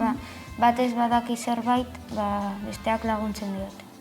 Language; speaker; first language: Basque; non-native, local second language; Spanish